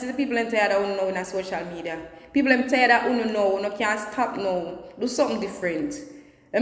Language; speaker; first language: English; non-native, local second language; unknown